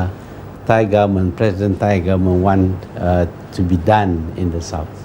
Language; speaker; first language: English; non-native, local second language; Malay